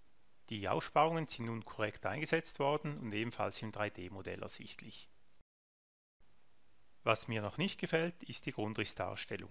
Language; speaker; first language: German; native; German